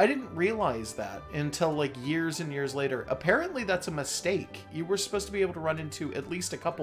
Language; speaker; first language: English; native; English